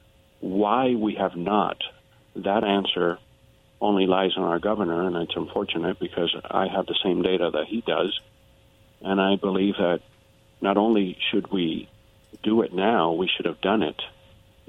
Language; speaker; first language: English; early bilingual, other home language; Spanish